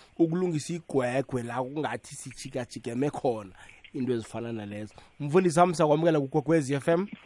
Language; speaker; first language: Zulu; non-native, local second language; South Ndebele